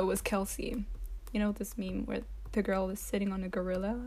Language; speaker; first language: English; non-native, local second language; French